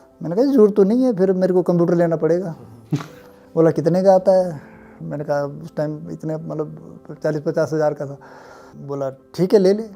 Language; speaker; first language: Hindi; native; Hindi